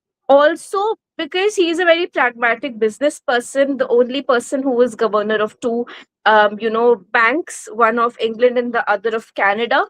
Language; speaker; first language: English; non-native, local second language; Hindi